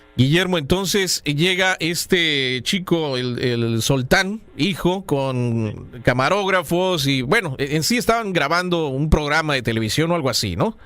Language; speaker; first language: Spanish; native; Spanish